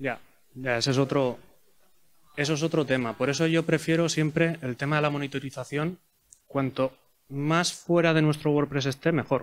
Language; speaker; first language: Spanish; native; Spanish